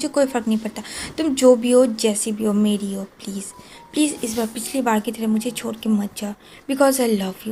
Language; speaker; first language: Hindi; native; Hindi